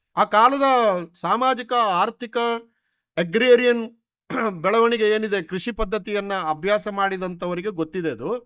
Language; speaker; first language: Kannada; non-native, local second language; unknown